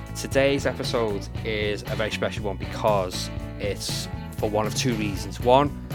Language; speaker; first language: English; native; English